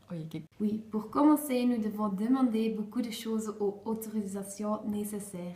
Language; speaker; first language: French; non-native, learner; Dutch